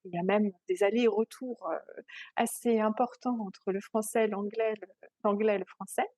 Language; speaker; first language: French; native; French